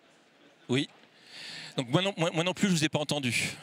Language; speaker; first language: French; native; French